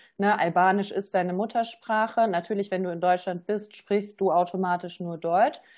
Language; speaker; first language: German; native; German